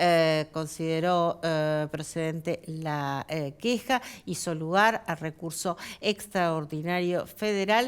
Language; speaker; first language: Spanish; native; Spanish